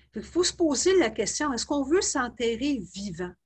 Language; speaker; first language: French; native; French